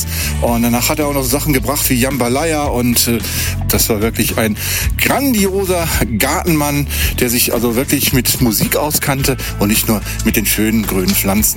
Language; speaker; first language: German; native; German